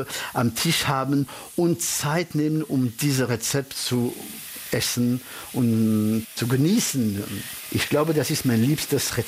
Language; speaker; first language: German; early bilingual, heritage; French